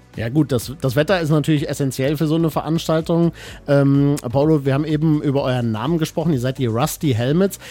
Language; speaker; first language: German; native; German